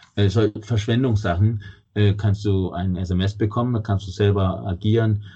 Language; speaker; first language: German; non-native, fluent; Danish